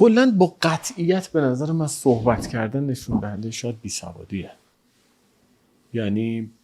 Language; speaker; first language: Persian; native; Persian